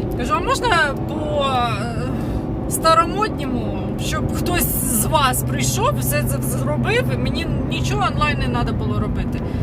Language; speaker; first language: Ukrainian; non-native, local second language; Russian